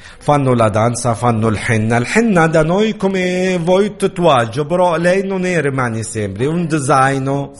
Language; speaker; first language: Italian; non-native, learner; Arabic